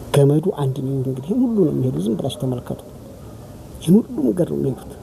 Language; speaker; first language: Amharic; native; Amharic